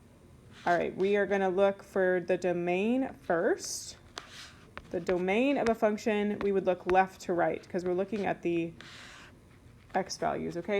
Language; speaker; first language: English; native; English